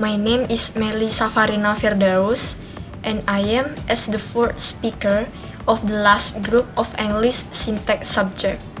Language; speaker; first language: English; non-native, learner; Indonesian